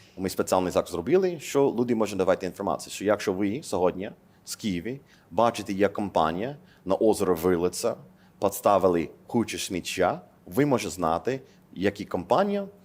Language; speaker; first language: Ukrainian; non-native, learner; English